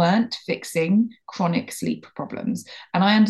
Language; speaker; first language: English; native; English